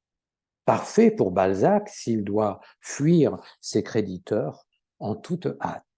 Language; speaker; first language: French; native; French